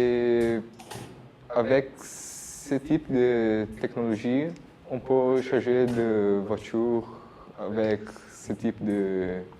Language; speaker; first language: French; non-native, learner; Portuguese